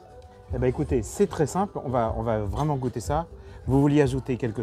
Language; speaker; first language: French; native; French